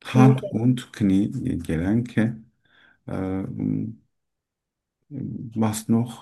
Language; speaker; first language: German; non-native, learner; Turkish